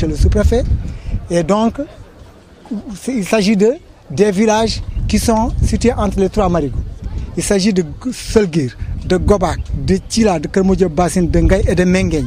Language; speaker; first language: French; non-native, local second language; Wolof